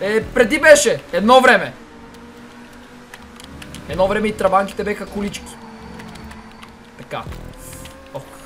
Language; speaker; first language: Bulgarian; native; Bulgarian